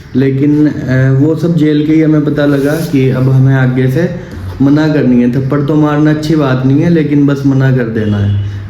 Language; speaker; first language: Hindi; native; Hindi